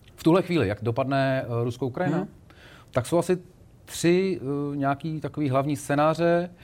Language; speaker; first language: Czech; native; Czech